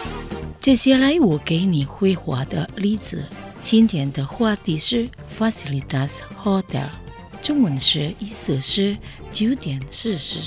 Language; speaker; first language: Chinese; non-native, learner; Indonesian